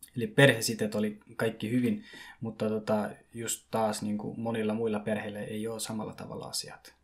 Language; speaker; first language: Finnish; early bilingual, other home language; Persian